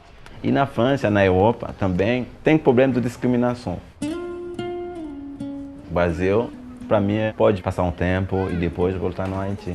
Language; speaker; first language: Portuguese; non-native, learner; Haitian Creole